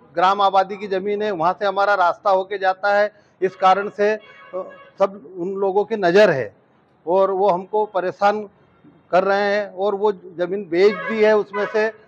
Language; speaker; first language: Hindi; native; Hindi